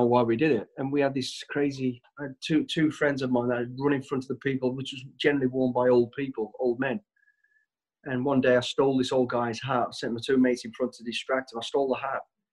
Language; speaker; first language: English; native; English